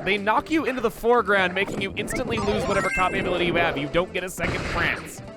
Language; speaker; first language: English; native; English